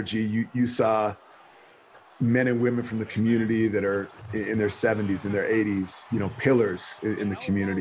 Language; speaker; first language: English; native; English